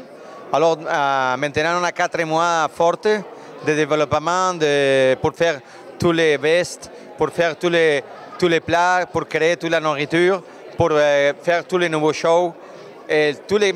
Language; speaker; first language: French; non-native, learner; Spanish